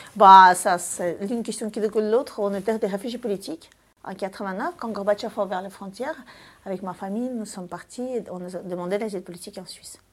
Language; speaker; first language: French; early bilingual, other home language; Russian